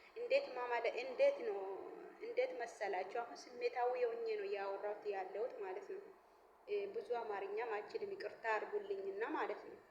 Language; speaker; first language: Amharic; non-native, local second language; Oromo